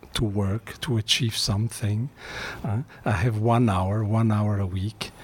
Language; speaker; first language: English; non-native, fluent; Dutch